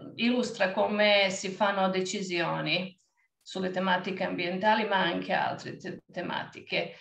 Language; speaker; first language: Italian; non-native, fluent; Serbian